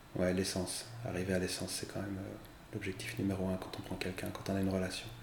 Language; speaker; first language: French; native; French